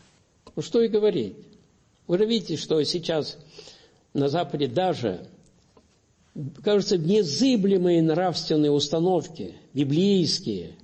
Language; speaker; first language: Russian; native; Russian